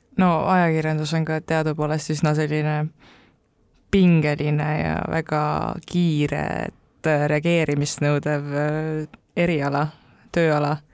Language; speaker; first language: Estonian; native; Estonian